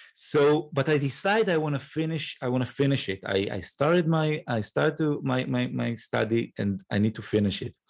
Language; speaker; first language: English; non-native, fluent; Hebrew